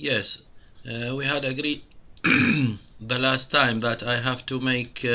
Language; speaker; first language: English; non-native, fluent; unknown